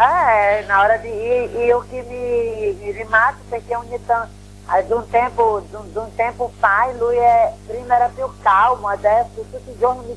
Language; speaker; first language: Italian; non-native, learner; Portuguese